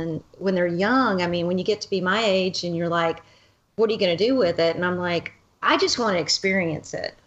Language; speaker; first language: English; native; English